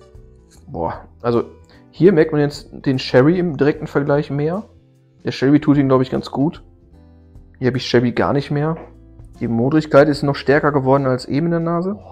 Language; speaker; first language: German; native; German